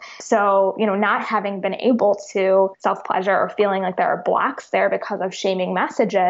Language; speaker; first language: English; native; English